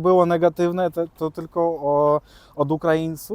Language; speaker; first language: Polish; early bilingual, other home language; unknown